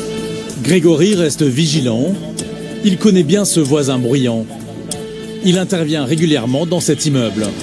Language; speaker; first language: French; native; French